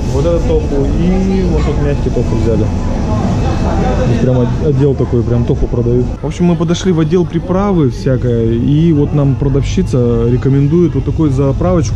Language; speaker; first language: Russian; native; Russian